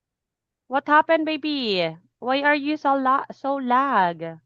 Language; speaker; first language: English; non-native, local second language; Cebuano